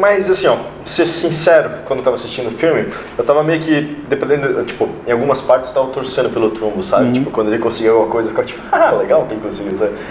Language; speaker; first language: Portuguese; native; Portuguese